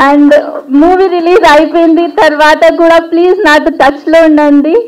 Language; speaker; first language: Telugu; non-native, local second language; Hindi